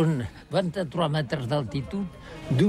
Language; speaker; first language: French; non-native, learner; Catalan